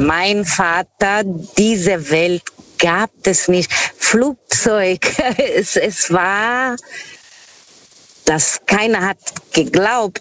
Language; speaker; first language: German; non-native, fluent; Portuguese